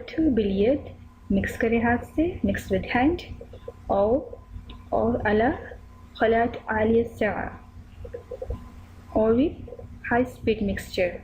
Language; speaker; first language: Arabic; non-native, learner; Urdu